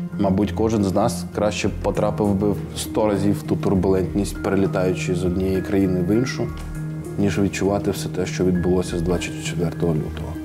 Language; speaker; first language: Ukrainian; non-native, local second language; Russian